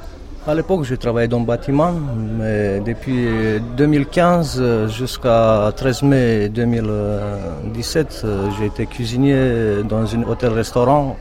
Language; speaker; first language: French; non-native, fluent; Romanian